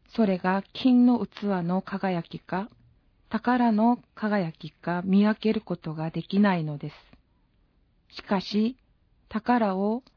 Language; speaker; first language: Japanese; non-native, fluent; Korean